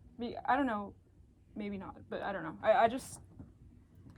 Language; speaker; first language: English; native; English